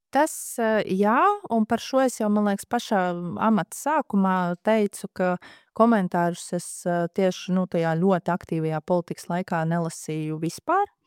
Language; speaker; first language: Latvian; native; Latvian